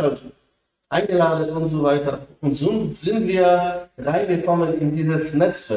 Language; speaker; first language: German; non-native, fluent; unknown